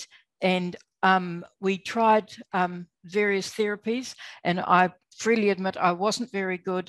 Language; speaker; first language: English; native; English